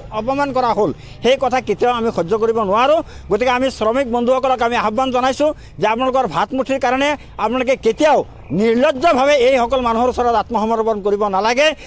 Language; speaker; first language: Assamese; non-native, local second language; Bangla